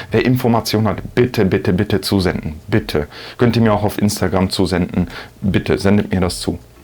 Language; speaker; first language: German; native; German